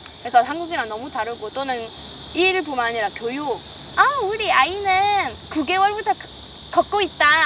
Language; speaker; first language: Korean; non-native, fluent; German